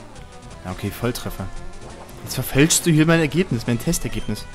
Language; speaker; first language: German; native; German